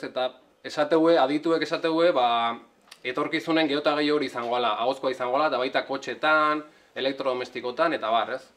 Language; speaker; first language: Basque; native; Basque